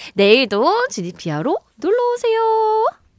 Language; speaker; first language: Korean; native; Korean